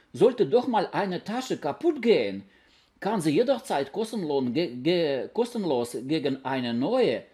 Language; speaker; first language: German; non-native, learner; Russian